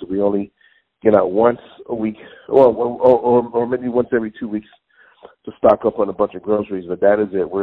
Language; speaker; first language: English; native; English